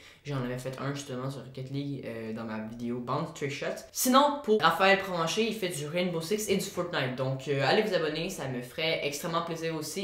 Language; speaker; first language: French; native; French